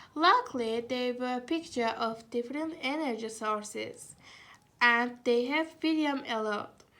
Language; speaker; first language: English; non-native, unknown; Azerbaijani